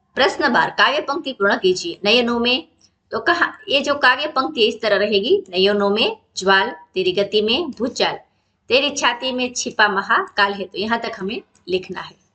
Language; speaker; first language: Hindi; non-native, local second language; Gujarati